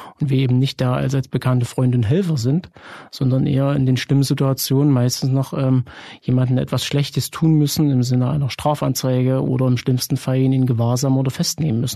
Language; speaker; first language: German; native; German